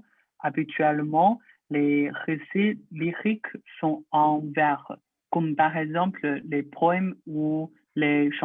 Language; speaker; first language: French; non-native, learner; Chinese